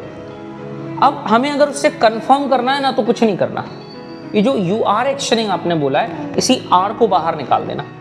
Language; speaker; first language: Hindi; native; Hindi